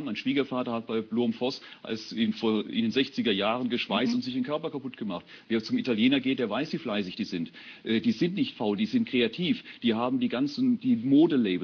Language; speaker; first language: German; native; German